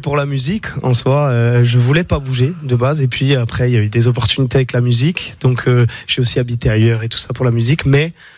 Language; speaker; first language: French; non-native, local second language; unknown